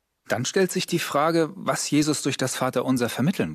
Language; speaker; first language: German; native; German